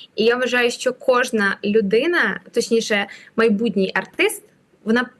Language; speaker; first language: Ukrainian; native; Ukrainian